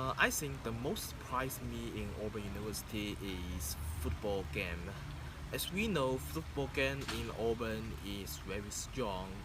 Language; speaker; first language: English; non-native, learner; Chinese